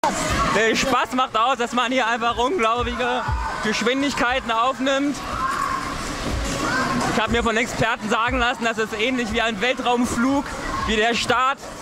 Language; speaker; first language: German; native; German